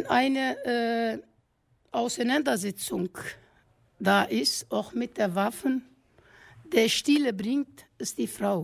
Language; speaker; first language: German; non-native, fluent; Kurdish